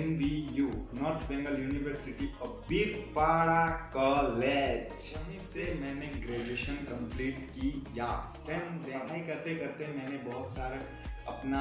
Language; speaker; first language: Hindi; non-native, local second language; Bangla